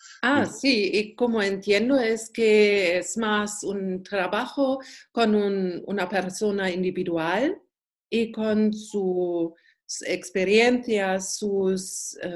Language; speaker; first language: Spanish; non-native, learner; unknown